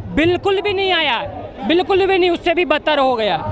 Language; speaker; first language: Hindi; native; Hindi